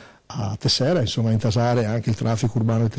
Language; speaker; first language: Italian; native; Italian